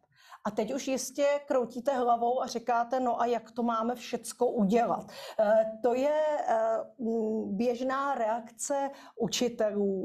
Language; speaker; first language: Czech; native; Czech